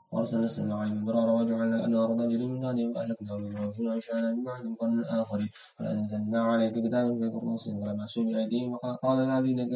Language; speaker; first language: Arabic; non-native, learner; Indonesian